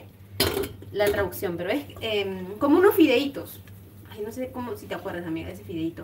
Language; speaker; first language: Spanish; native; Spanish